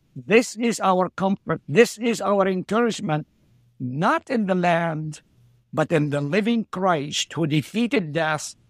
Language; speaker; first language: English; non-native, fluent; Arabic